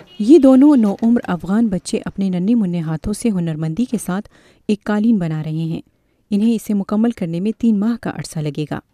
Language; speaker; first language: Urdu; native; Urdu